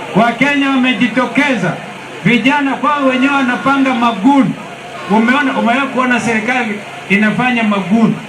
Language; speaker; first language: Swahili; non-native, local second language; Kamba